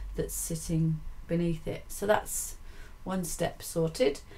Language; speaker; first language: English; native; English